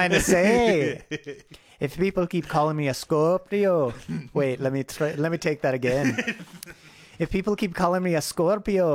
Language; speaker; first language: English; native; English